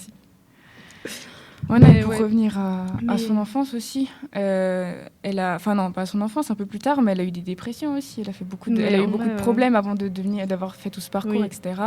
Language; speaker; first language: French; native; French